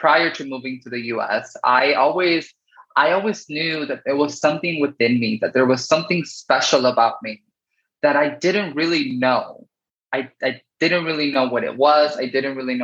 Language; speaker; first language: English; early bilingual, other home language; Spanish